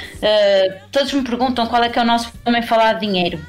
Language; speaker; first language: Portuguese; native; Portuguese